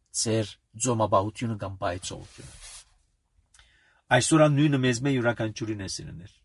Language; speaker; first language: Armenian; early bilingual, heritage; Armenian